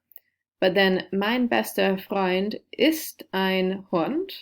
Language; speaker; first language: German; non-native, fluent; English